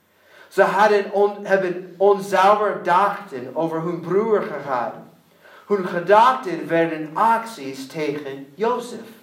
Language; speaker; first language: Dutch; non-native, learner; English